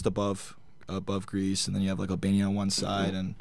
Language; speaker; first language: English; native; English